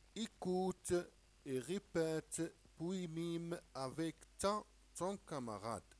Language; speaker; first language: French; non-native, local second language; Arabic